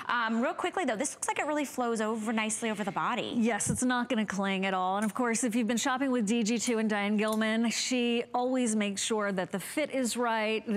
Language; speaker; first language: English; native; English